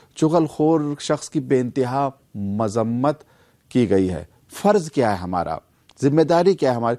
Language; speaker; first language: Urdu; native; Urdu